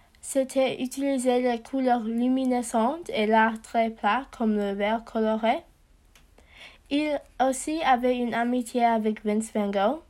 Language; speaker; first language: French; non-native, learner; English